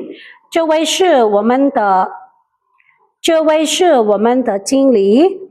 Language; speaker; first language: Chinese; non-native, fluent; Khmer